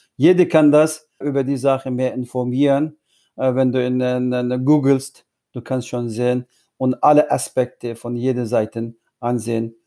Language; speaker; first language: German; non-native, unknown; Uyghur